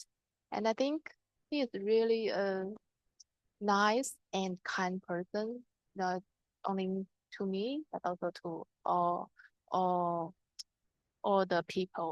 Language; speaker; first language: English; non-native, learner; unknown